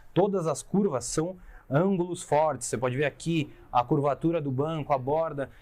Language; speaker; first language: Portuguese; native; Portuguese